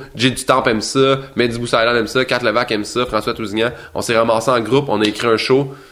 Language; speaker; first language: French; native; French